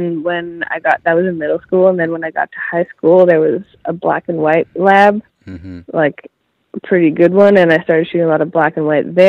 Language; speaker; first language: English; native; English